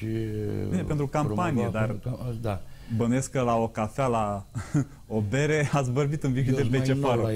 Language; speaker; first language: Romanian; native; Romanian